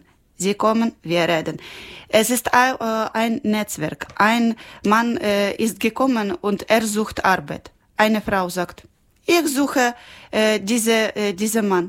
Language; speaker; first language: German; non-native, learner; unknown